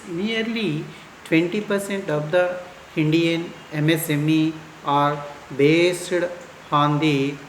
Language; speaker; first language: English; non-native, local second language; Kannada